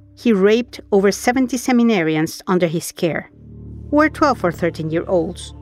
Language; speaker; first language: English; non-native, fluent; Spanish